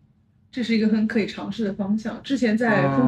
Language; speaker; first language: Chinese; native; Chinese